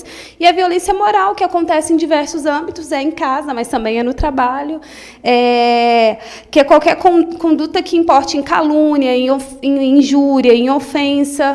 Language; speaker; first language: Portuguese; native; Portuguese